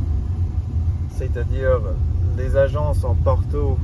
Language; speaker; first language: French; non-native, learner; English